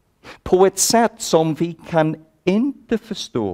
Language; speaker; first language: Swedish; non-native, fluent; English